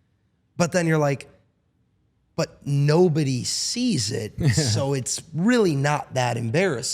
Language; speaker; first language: English; native; English